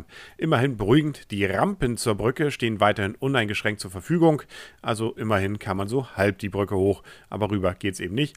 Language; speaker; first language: German; native; German